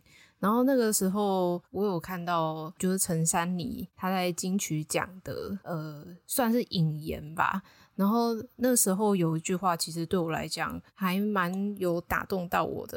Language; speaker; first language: Chinese; native; Chinese